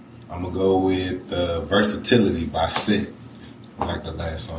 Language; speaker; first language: English; native; English